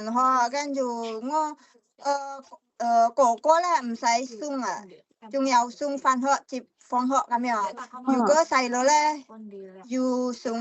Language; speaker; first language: Cantonese; non-native, learner; Indonesian